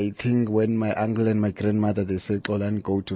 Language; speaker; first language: English; non-native, local second language; Xhosa